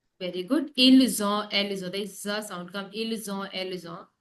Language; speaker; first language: French; non-native, learner; Hindi